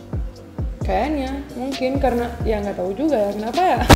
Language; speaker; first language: Indonesian; non-native, fluent; Romanian